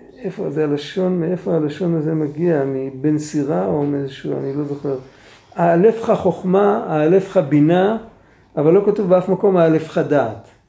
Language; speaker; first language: Hebrew; non-native, fluent; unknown